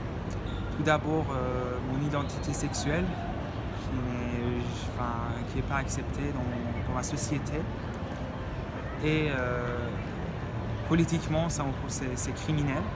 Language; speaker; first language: French; non-native, fluent; Persian